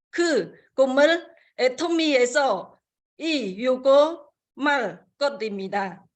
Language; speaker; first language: Korean; non-native, fluent; Khmer